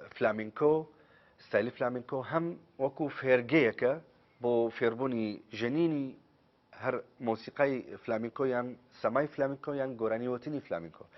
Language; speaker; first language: Kurdish; non-native, fluent; Arabic